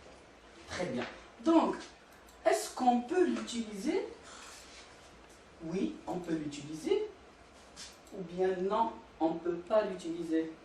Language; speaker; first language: French; non-native, local second language; Arabic